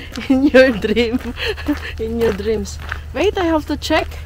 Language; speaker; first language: English; non-native, local second language; Filipino